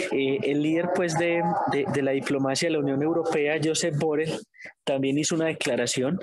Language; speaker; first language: Spanish; native; Spanish